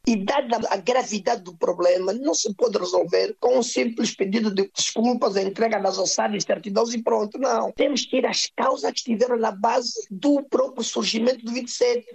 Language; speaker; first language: Portuguese; native; Portuguese